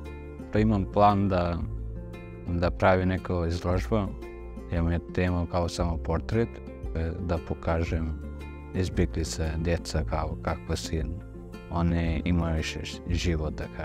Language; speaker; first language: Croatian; non-native, learner; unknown